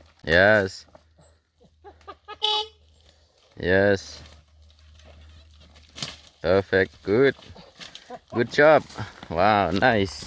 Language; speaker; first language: English; non-native, learner; Lao